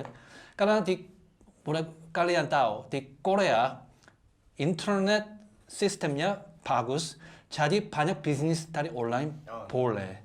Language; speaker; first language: Indonesian; non-native, learner; Korean